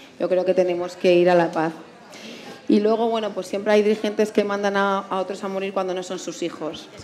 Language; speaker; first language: Spanish; native; Spanish